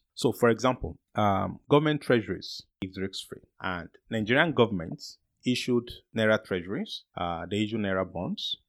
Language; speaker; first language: English; non-native, local second language; Yoruba